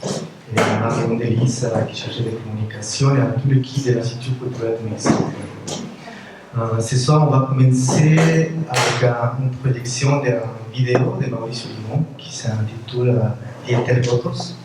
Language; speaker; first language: French; non-native, fluent; Spanish